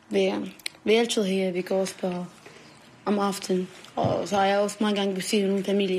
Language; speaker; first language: Danish; non-native, learner; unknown